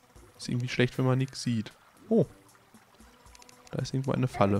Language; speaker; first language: German; native; German